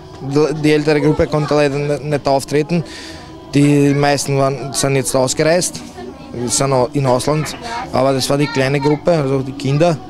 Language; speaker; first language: German; early bilingual, other home language; Serbian